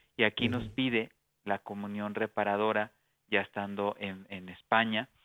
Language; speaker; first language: Spanish; native; Spanish